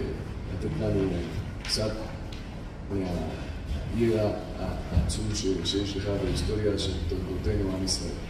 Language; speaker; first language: Hebrew; non-native, fluent; Spanish